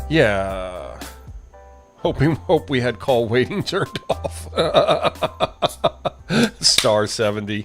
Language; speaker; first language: English; native; English